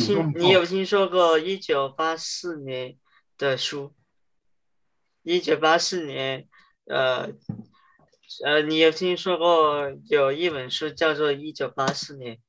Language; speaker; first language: Chinese; early bilingual, heritage; Chinese